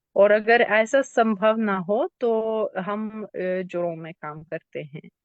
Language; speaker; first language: Hindi; non-native, fluent; Lithuanian